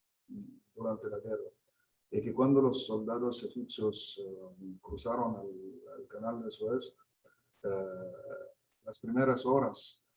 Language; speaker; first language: Spanish; non-native, fluent; Arabic